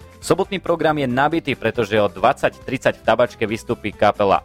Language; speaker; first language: Slovak; native; Slovak